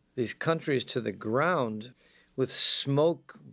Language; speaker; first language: English; native; English